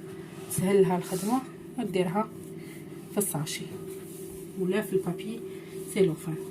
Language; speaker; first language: Arabic; native; Arabic